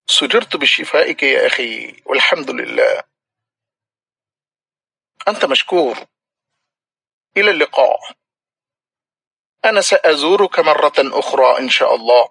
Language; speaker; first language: Arabic; non-native, fluent; Malayalam